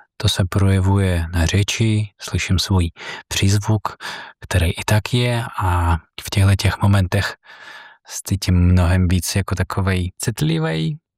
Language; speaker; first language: Czech; non-native, fluent; Russian